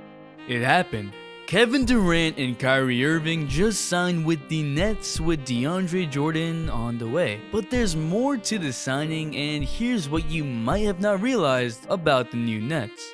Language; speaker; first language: English; native; English